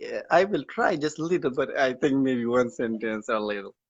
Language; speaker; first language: English; non-native, learner; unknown